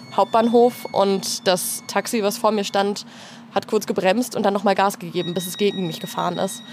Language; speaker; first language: German; native; German